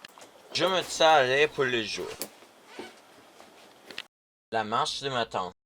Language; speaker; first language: French; non-native, learner; English